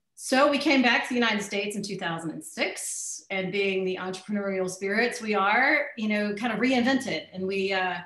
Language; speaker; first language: English; native; English